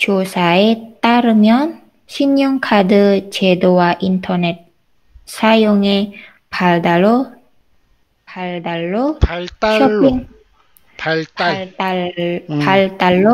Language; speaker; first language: Korean; non-native, learner; Indonesian